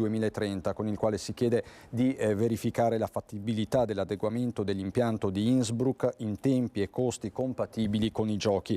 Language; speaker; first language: Italian; native; Italian